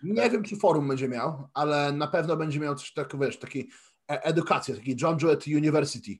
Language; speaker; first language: Polish; early bilingual, heritage; Polish